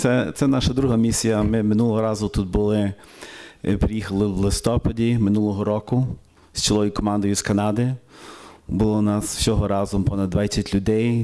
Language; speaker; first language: Ukrainian; early bilingual, heritage; Ukrainian